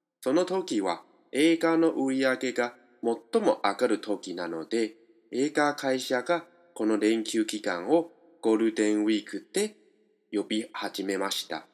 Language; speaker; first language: Japanese; non-native, fluent; Chinese